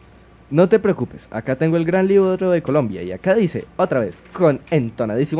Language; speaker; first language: Spanish; native; Spanish